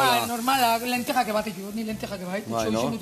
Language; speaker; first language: Basque; native; Basque